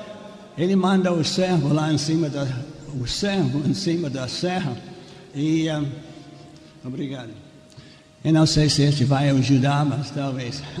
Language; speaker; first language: Portuguese; non-native, fluent; English